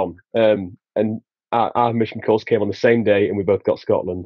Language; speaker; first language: English; native; English